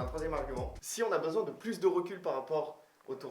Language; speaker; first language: French; native; French